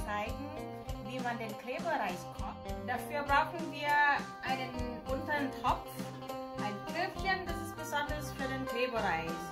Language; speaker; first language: German; non-native, fluent; Thai